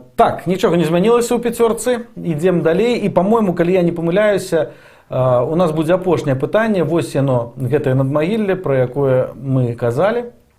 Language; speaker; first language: Belarusian; non-native, local second language; Russian